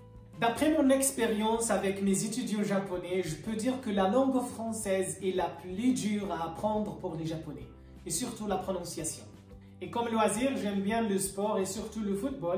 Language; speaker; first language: French; non-native, local second language; Berber languages